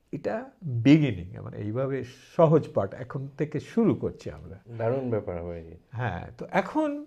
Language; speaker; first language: Bangla; early bilingual, heritage; Bangla